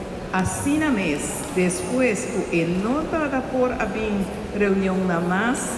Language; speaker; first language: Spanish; non-native, local second language; Papiamento